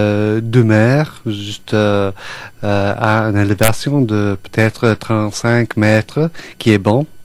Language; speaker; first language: French; non-native, fluent; English